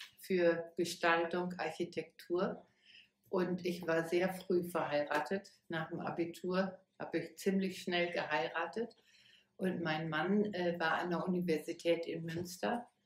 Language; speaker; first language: German; native; German